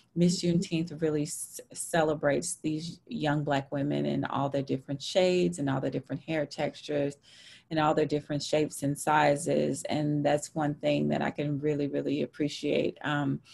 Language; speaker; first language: English; native; English